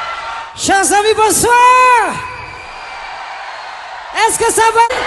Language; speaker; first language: French; non-native, local second language; Malagasy